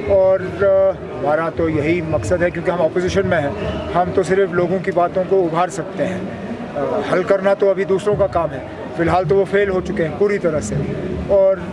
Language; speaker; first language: Hindi; non-native, local second language; Kashmiri